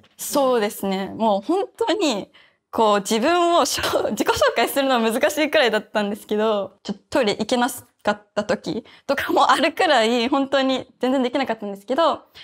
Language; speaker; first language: Japanese; native; Japanese